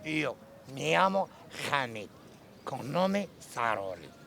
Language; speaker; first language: Spanish; non-native, learner; Arabic